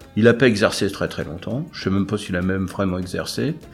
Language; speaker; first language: French; native; French